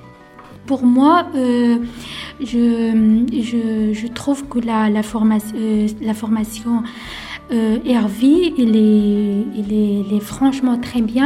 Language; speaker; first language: French; non-native, learner; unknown